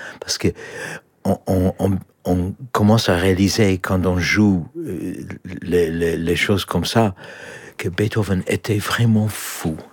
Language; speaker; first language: French; non-native, fluent; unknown